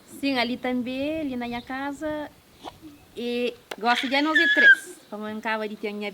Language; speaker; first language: Portuguese; non-native, local second language; Kabuverdianu